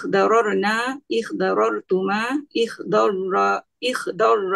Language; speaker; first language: Arabic; non-native, learner; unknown